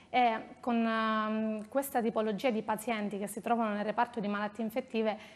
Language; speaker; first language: Italian; native; Italian